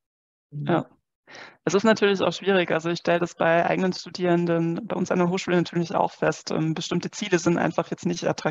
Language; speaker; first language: German; native; German